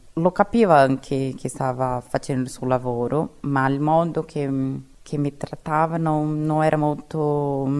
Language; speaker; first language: Italian; non-native, fluent; Portuguese